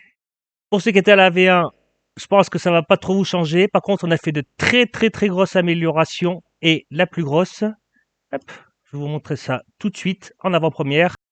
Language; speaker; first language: French; native; French